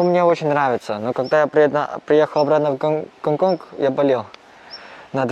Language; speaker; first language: Russian; non-native, learner; Cantonese